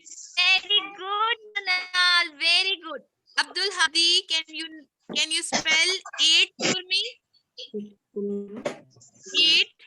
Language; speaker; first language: English; non-native, fluent; Urdu